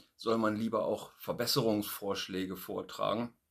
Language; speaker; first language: German; native; German